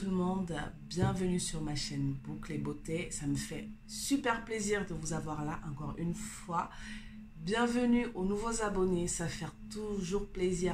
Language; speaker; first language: French; native; French